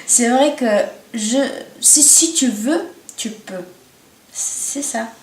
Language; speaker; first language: French; non-native, learner; Bulgarian